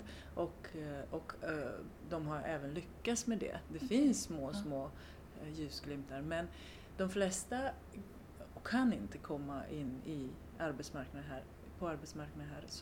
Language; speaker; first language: Swedish; non-native, fluent; Romanian